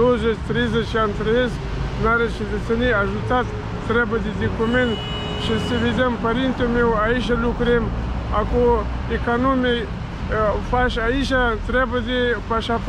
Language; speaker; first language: Romanian; non-native, learner; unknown